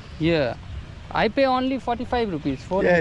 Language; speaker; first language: English; non-native, learner; Hindi